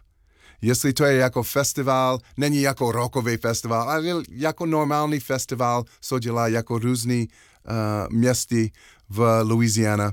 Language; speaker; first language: Czech; non-native, learner; English